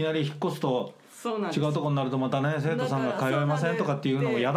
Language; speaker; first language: Japanese; native; Japanese